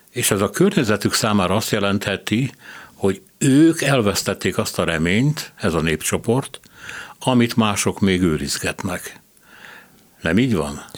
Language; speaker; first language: Hungarian; native; Hungarian